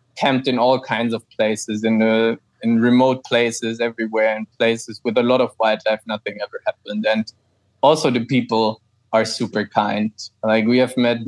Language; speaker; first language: English; non-native, fluent; German